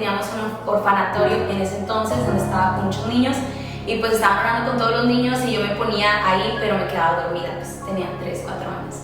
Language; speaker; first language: Spanish; early bilingual, other home language; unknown